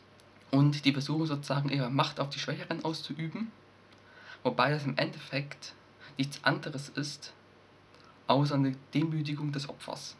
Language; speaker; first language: German; native; German